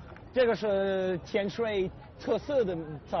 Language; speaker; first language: Chinese; non-native, learner; English